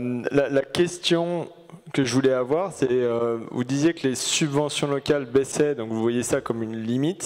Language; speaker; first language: French; native; French